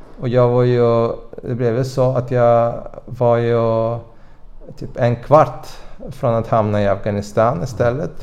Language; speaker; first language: Swedish; non-native, fluent; Russian